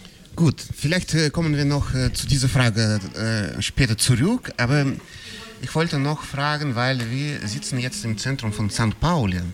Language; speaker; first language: German; non-native, fluent; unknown